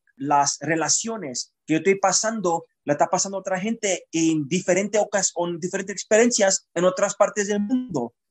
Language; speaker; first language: Spanish; early bilingual, heritage; Spanish